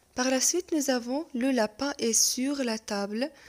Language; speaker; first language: French; non-native, local second language; Arabic